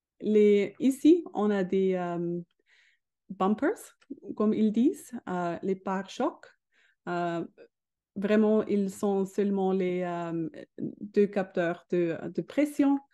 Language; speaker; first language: French; non-native, learner; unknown